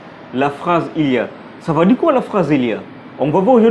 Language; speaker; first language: French; non-native, fluent; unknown